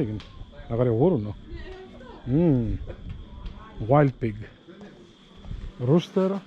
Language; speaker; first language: Greek; native; Greek